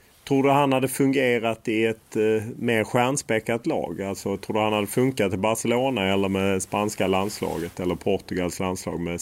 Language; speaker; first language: Swedish; native; Swedish